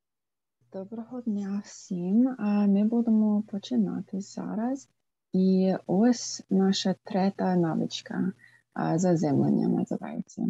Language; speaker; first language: Ukrainian; non-native, fluent; English